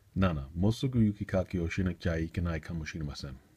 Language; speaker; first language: Japanese; non-native, learner; English